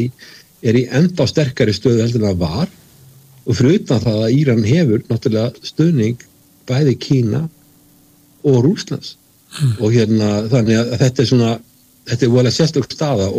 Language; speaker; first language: Icelandic; native; Icelandic